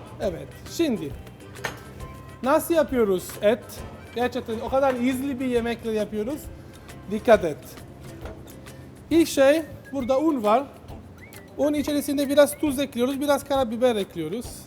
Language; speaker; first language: Turkish; non-native, learner; Italian